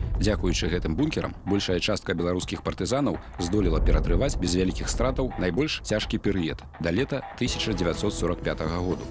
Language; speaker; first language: Belarusian; native; Belarusian